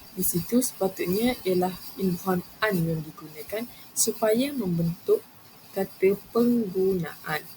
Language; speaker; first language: Malay; native; Malay